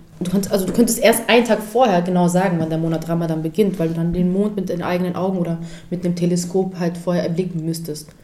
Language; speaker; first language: German; early bilingual, other home language; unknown